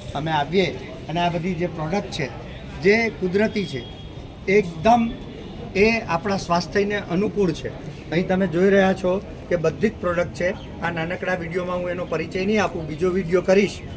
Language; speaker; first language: Gujarati; native; Gujarati